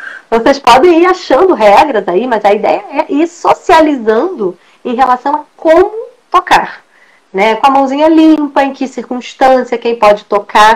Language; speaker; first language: Portuguese; native; Portuguese